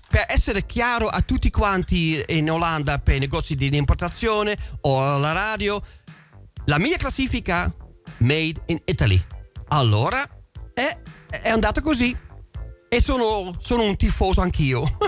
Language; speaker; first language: Italian; non-native, fluent; Dutch